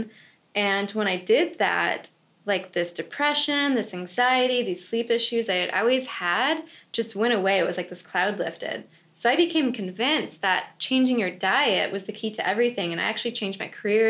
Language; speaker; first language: English; native; English